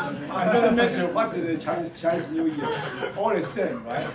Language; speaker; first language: English; non-native, learner; Chinese